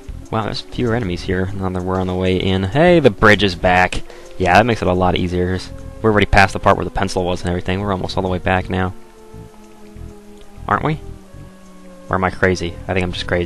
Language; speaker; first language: English; native; English